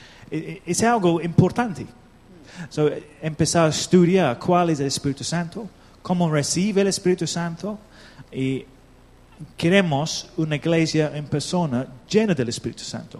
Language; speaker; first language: Spanish; non-native, learner; English